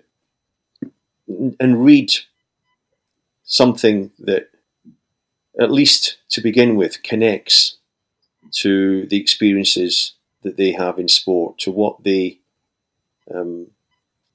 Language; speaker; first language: English; native; English